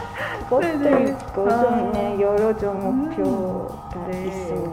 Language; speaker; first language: Korean; non-native, fluent; Japanese